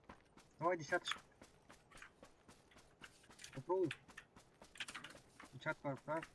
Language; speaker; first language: Russian; non-native, local second language; Yakut